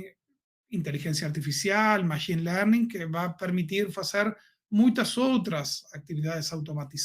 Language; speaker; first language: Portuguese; non-native, learner; Spanish